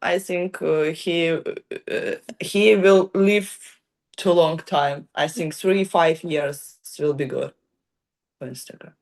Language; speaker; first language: English; non-native, learner; Ukrainian